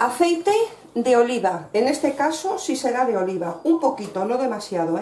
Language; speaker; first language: Spanish; native; Spanish